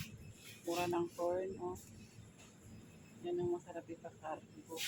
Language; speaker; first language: Filipino; native; Filipino